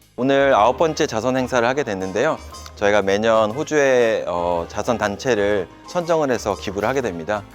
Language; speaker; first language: Korean; early bilingual, other home language; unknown